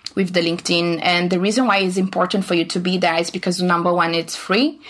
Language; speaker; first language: English; non-native, fluent; Portuguese